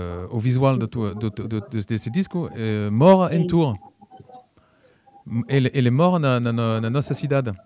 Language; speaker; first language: Portuguese; early bilingual, heritage; French